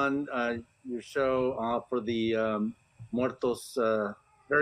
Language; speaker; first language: English; early bilingual, other home language; Spanish